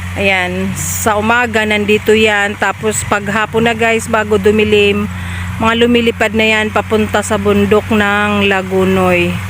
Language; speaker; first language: Filipino; non-native, local second language; Bikol